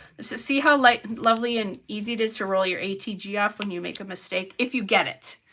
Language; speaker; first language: English; native; English